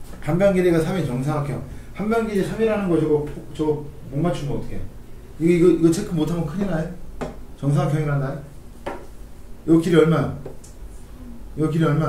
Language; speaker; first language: Korean; native; Korean